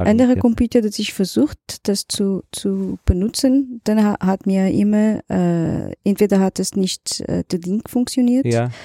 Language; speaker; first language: German; non-native, learner; Portuguese